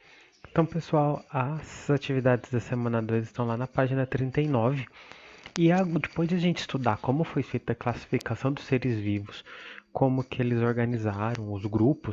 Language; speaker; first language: Portuguese; native; Portuguese